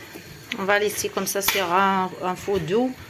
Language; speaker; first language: French; non-native, fluent; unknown